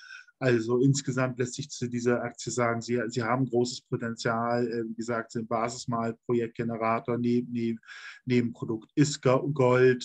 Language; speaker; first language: German; native; German